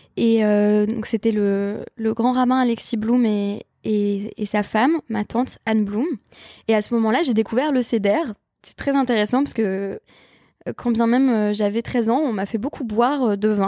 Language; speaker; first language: French; native; French